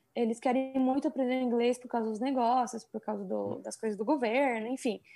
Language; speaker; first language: Portuguese; native; Portuguese